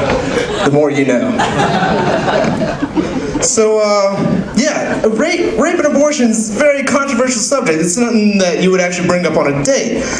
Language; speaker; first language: English; native; English